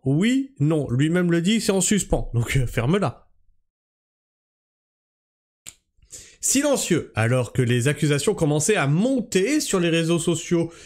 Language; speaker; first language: French; native; French